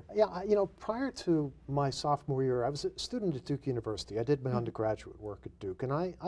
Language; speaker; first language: English; native; English